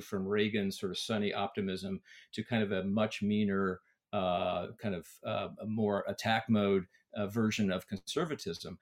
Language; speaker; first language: English; native; English